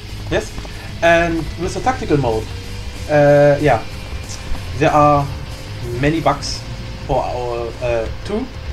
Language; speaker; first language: English; non-native, learner; German